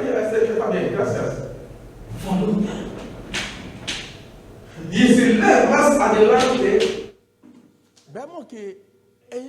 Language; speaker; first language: Spanish; non-native, learner; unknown